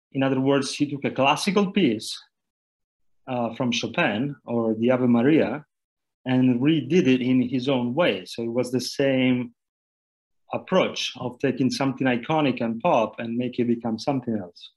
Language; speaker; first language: English; non-native, fluent; Italian